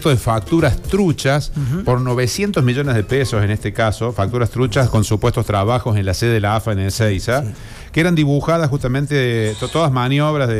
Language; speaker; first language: Spanish; native; Spanish